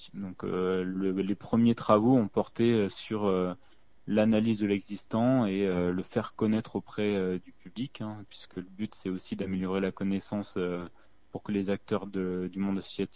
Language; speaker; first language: French; native; French